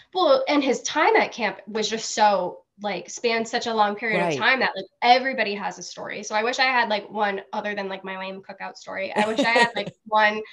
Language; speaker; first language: English; native; English